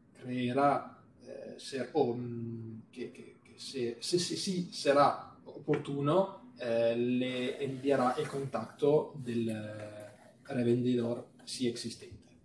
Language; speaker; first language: Spanish; non-native, fluent; Italian